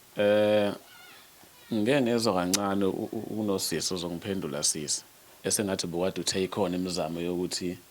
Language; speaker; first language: Zulu; native; Zulu